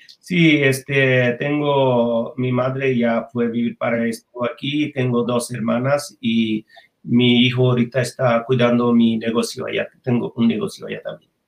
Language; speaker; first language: Spanish; non-native, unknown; Bangla